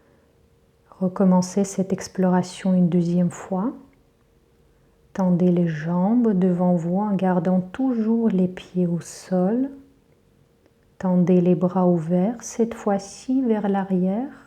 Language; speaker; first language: French; native; French